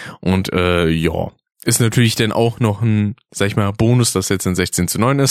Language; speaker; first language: German; native; German